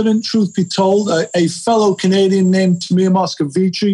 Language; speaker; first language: English; native; English